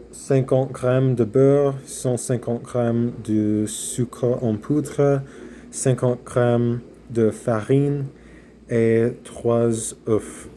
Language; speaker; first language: French; non-native, learner; English